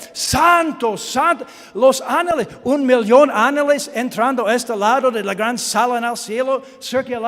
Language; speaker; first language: Spanish; non-native, learner; English